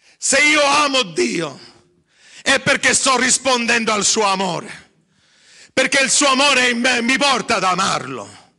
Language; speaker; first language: Italian; early bilingual, heritage; English